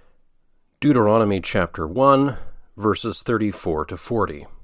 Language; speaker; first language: English; native; English